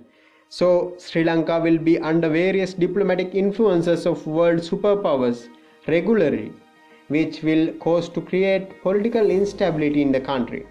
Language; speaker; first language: English; non-native, local second language; Sinhala